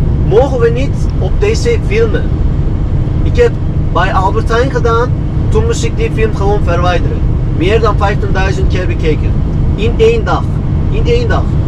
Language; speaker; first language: Dutch; non-native, fluent; Turkish